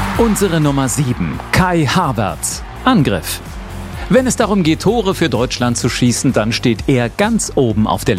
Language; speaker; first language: German; native; German